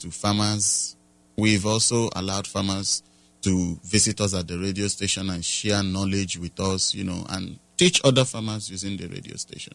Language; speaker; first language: English; non-native, local second language; Igbo